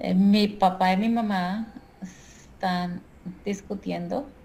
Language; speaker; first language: Spanish; native; Spanish